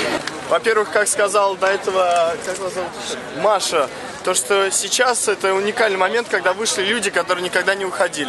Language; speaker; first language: Russian; native; Russian